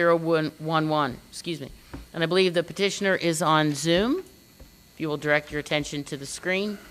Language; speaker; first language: English; native; English